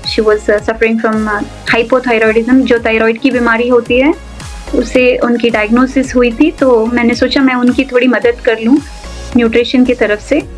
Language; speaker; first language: Hindi; non-native, local second language; Urdu